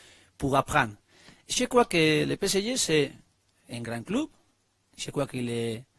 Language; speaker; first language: French; non-native, learner; Spanish